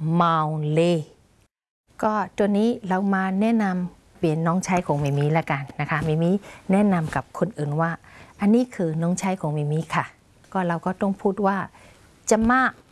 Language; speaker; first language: Thai; non-native, fluent; Burmese